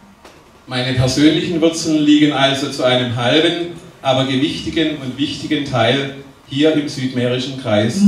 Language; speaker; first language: German; native; German